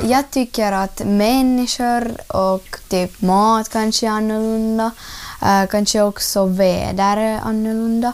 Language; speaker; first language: Swedish; early bilingual, other home language; Russian